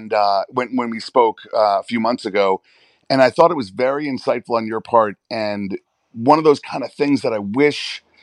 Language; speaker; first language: English; native; English